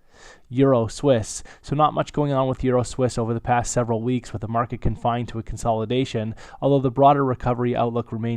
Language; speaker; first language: English; native; English